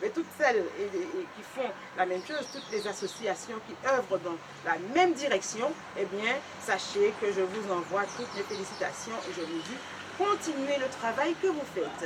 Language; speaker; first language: French; native; French